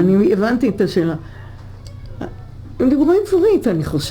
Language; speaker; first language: Hebrew; early bilingual, other home language; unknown